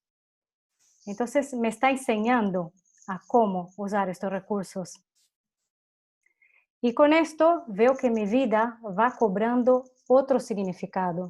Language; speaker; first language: Spanish; non-native, fluent; Portuguese